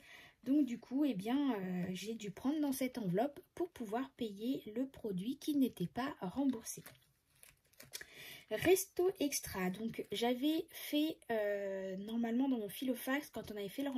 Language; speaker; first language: French; native; French